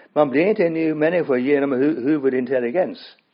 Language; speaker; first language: Swedish; non-native, fluent; English